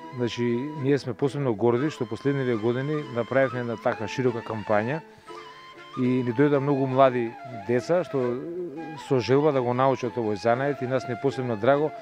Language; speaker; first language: Macedonian; native; Macedonian